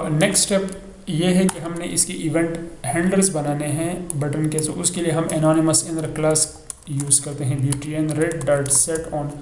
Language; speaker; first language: Urdu; non-native, local second language; Pashto